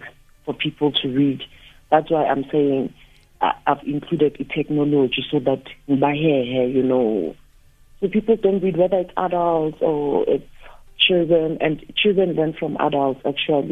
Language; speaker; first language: English; non-native, local second language; Zulu